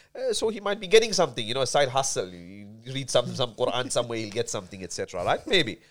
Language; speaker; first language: English; native; English